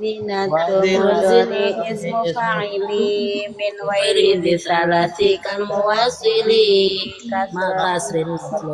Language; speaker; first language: Arabic; non-native, learner; Indonesian